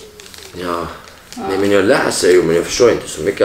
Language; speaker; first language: Swedish; non-native, learner; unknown